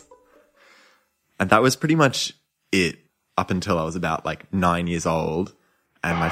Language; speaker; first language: English; native; English